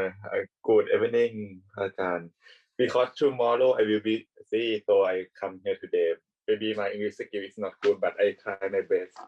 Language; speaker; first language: English; non-native, learner; Thai